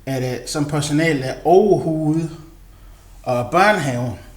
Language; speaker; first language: Danish; non-native, learner; English